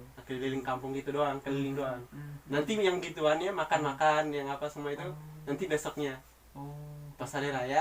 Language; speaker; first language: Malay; non-native, local second language; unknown